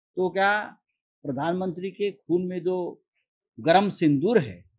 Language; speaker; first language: Hindi; non-native, local second language; Marathi